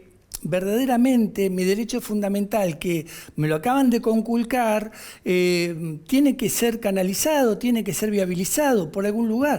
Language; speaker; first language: Spanish; native; Spanish